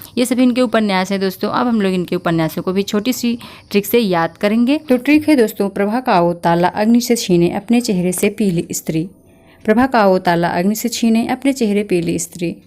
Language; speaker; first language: Hindi; native; Hindi